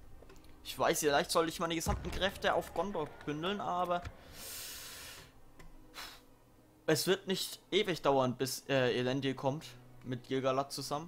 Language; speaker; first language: German; native; German